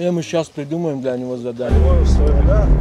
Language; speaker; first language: Russian; non-native, local second language; Tajik